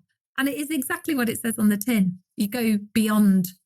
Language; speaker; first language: English; native; English